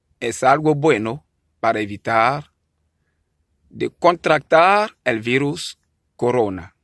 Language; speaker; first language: Spanish; non-native, learner; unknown